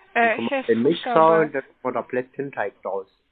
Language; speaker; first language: German; native; German